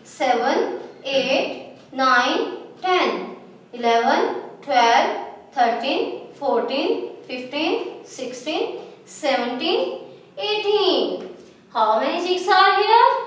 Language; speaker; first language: English; non-native, local second language; Urdu